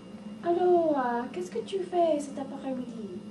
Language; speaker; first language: French; non-native, learner; English